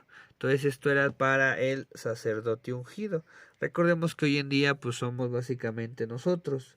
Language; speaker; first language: Spanish; native; Spanish